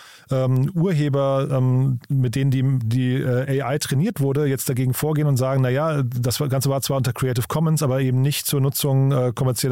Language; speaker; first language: German; native; German